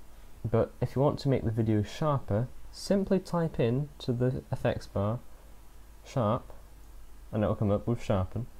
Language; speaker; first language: English; native; English